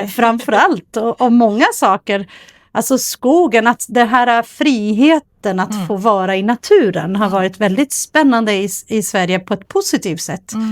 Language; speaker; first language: Swedish; non-native, fluent; Portuguese